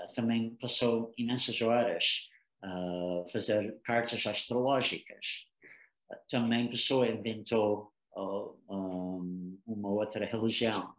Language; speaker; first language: Portuguese; non-native, fluent; English